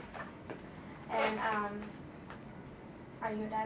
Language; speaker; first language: English; native; English